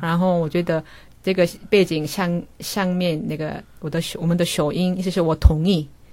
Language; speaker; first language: Chinese; non-native, fluent; Korean